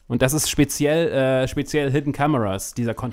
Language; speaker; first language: German; native; German